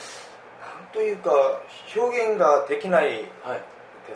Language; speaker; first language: Japanese; non-native, fluent; Korean